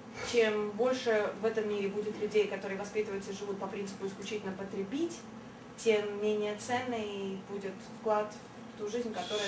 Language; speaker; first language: Russian; native; Russian